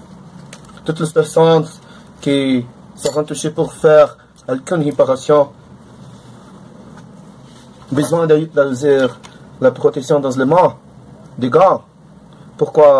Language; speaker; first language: French; non-native, learner; Portuguese